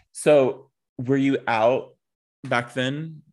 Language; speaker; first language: English; native; English